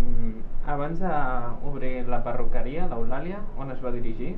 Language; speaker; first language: Catalan; native; Catalan